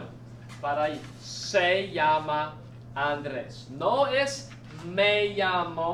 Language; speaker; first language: Spanish; non-native, fluent; English